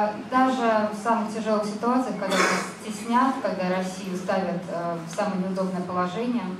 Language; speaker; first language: Russian; native; Russian